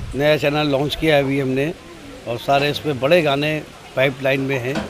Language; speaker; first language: Hindi; native; Hindi